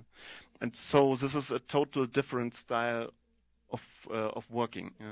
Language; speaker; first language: English; non-native, fluent; German